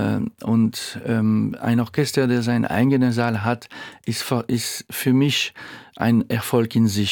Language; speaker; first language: German; non-native, fluent; French